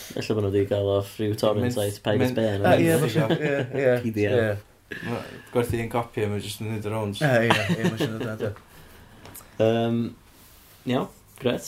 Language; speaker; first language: Welsh; native; Welsh